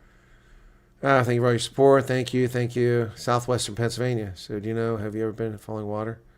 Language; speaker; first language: English; native; English